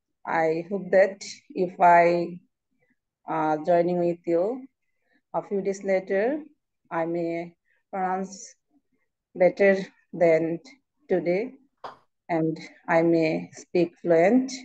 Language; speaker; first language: English; non-native, learner; Bangla